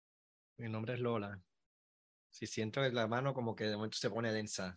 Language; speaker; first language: Spanish; native; Spanish